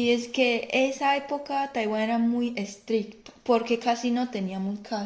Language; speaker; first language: Spanish; non-native, fluent; Chinese